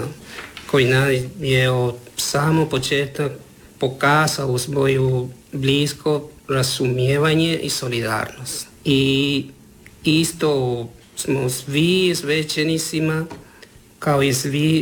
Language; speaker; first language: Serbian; non-native, learner; Spanish